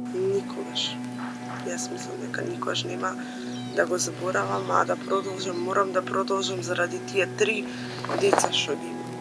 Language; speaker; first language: Macedonian; non-native, local second language; Romany